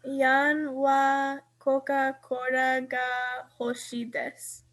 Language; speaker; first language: Japanese; non-native, learner; English